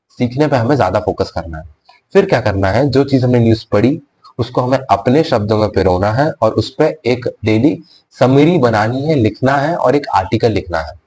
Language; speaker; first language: Hindi; native; Hindi